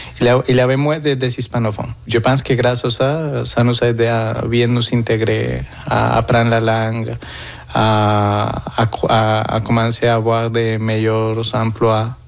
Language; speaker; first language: French; non-native, fluent; Spanish